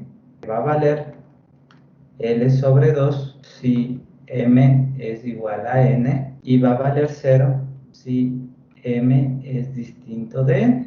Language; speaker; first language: Spanish; native; Spanish